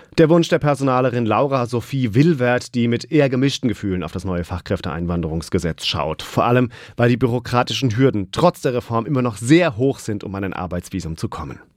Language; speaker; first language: German; native; German